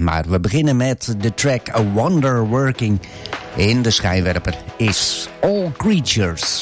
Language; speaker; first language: Dutch; native; Dutch